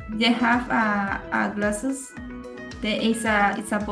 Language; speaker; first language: English; non-native, learner; Spanish